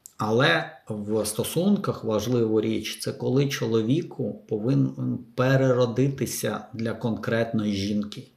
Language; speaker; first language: Ukrainian; non-native, local second language; Russian